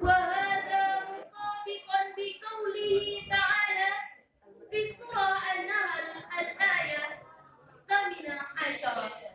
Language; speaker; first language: Arabic; non-native, learner; Indonesian